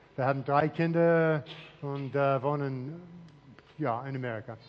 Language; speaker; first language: German; non-native, learner; English